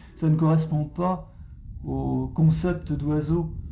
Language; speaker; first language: French; native; French